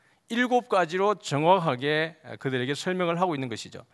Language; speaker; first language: Korean; native; Korean